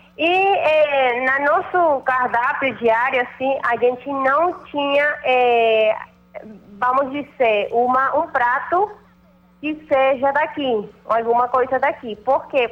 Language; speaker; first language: Portuguese; non-native, fluent; Spanish